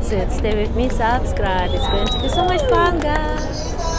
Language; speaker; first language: English; non-native, learner; Russian